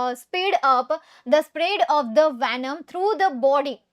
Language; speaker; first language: English; non-native, local second language; Gujarati